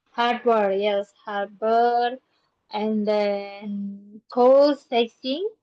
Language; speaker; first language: English; non-native, learner; Indonesian